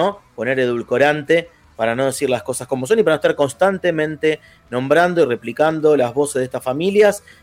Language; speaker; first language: Spanish; native; Spanish